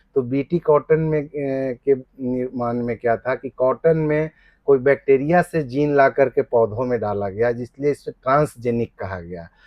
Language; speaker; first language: Hindi; native; Hindi